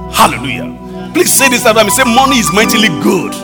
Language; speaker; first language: English; non-native, local second language; Yoruba